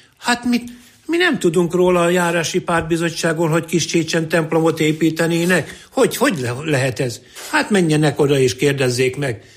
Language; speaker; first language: Hungarian; native; Hungarian